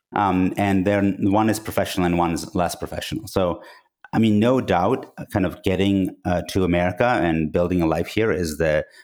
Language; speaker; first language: English; non-native, fluent; Georgian